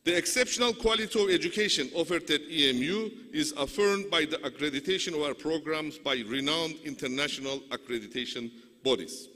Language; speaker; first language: English; non-native, fluent; Turkish